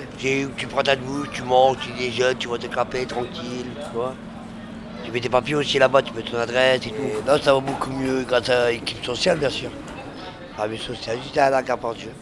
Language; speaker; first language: French; native; French